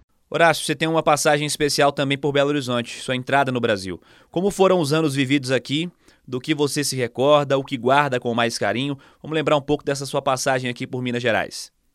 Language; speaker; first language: Portuguese; native; Portuguese